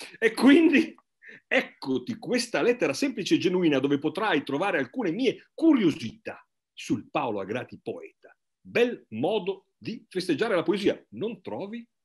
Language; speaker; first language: Italian; native; Italian